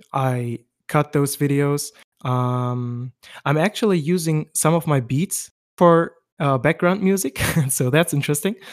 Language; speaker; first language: English; non-native, fluent; German